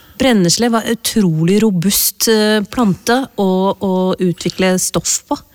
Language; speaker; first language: Norwegian; early bilingual, other home language; Urdu